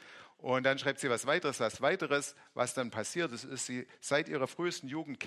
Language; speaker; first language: German; native; German